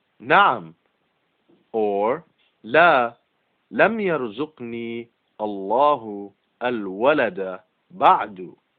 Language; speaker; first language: Arabic; non-native, fluent; English